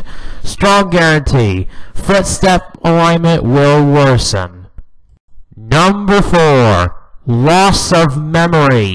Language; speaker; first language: English; native; English